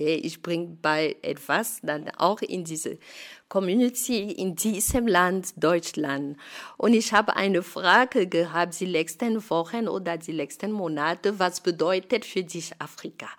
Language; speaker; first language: German; non-native, fluent; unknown